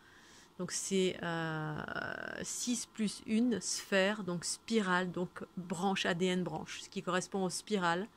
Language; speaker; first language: French; native; French